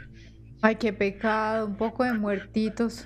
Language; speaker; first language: Spanish; native; Spanish